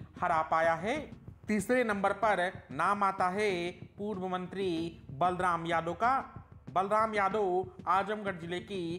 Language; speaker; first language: Hindi; native; Hindi